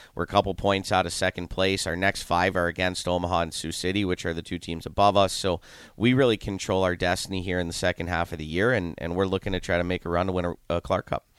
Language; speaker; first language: English; native; English